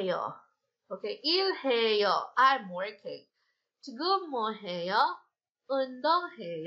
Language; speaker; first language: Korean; non-native, fluent; Filipino